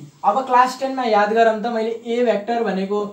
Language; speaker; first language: Nepali; native; Nepali